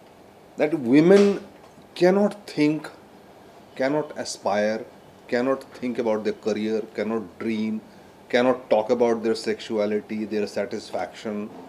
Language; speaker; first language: English; non-native, local second language; Hindi